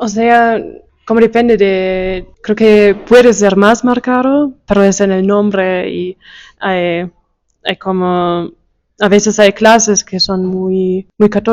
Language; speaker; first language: Spanish; non-native, fluent; German